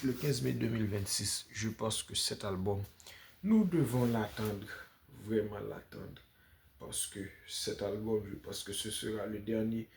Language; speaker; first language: French; non-native, local second language; Haitian Creole